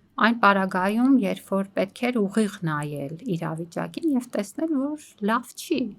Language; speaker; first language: Armenian; native; Armenian